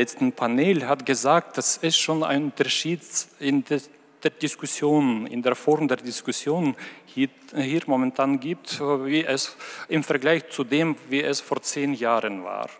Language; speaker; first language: German; non-native, fluent; Ukrainian